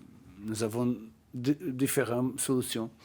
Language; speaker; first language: French; non-native, learner; Portuguese